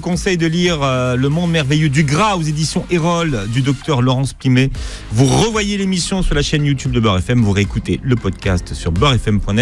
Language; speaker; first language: French; native; French